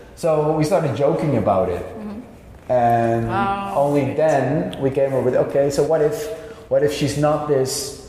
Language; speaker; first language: English; non-native, fluent; Dutch